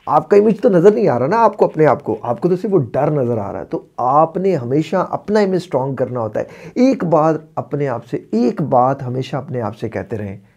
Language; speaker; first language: Urdu; native; Urdu